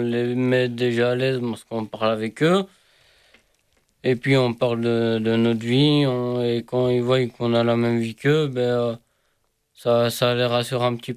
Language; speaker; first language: French; native; French